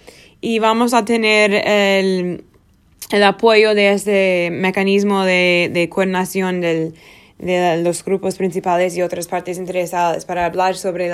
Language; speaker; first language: Spanish; non-native, learner; Portuguese